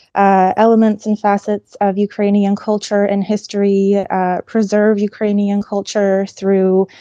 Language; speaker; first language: English; early bilingual, other home language; Ukrainian